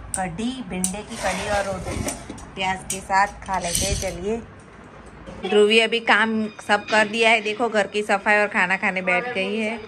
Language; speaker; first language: Hindi; non-native, local second language; Gujarati